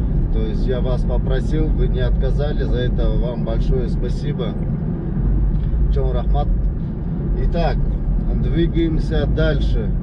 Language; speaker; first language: Russian; non-native, local second language; Kyrgyz